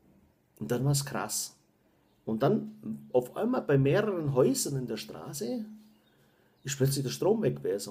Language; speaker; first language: German; native; German